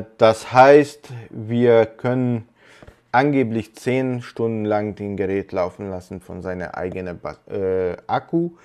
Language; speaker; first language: German; non-native, fluent; Hungarian